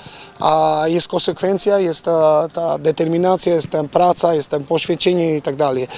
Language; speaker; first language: Polish; non-native, fluent; Albanian